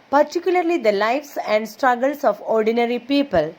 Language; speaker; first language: English; non-native, local second language; Malayalam